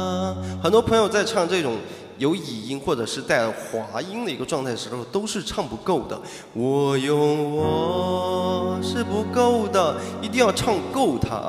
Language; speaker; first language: Chinese; native; Chinese